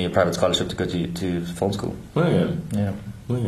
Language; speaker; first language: English; native; English